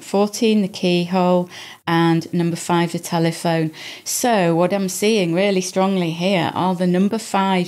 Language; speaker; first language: English; native; English